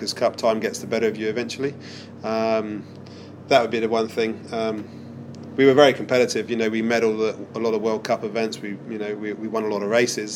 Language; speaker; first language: English; native; English